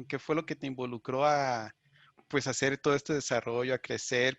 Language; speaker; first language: Spanish; native; Spanish